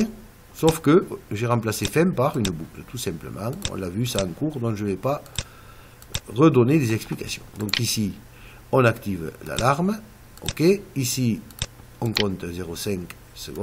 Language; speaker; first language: French; native; French